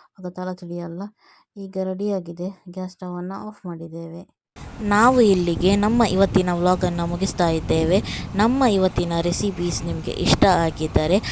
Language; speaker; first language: Kannada; non-native, local second language; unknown